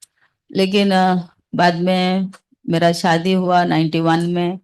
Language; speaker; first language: Hindi; non-native, local second language; Malayalam